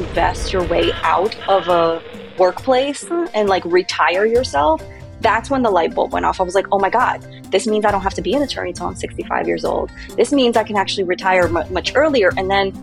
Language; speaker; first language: English; native; English